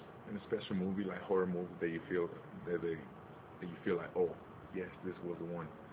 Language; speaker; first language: English; non-native, learner; Spanish